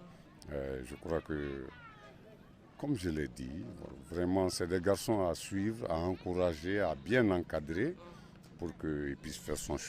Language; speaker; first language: French; non-native, local second language; Bambara